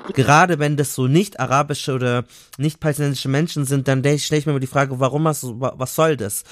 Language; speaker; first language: German; native; German